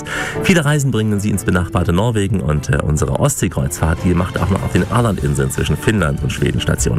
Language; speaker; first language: German; native; German